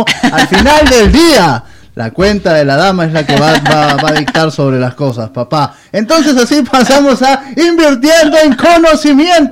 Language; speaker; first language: Spanish; native; Spanish